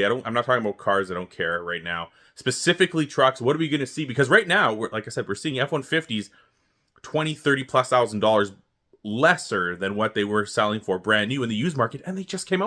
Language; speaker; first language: English; native; English